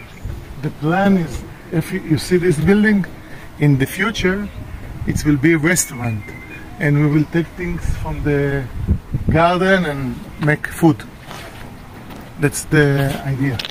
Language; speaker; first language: English; non-native, learner; Hebrew